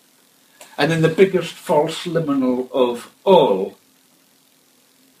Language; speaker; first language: English; native; English